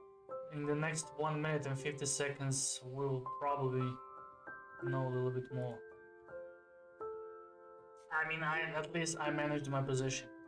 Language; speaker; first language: English; non-native, fluent; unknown